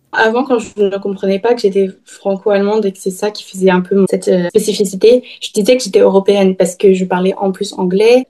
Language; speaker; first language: French; early bilingual, heritage; German